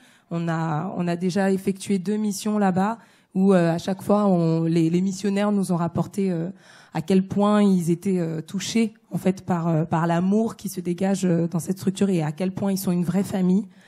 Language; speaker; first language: French; native; French